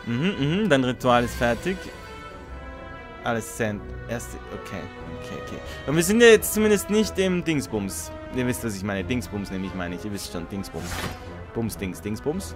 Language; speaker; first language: German; native; German